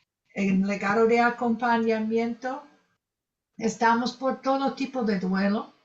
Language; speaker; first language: Spanish; non-native, fluent; English